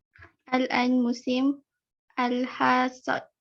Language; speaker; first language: Arabic; non-native, learner; Malay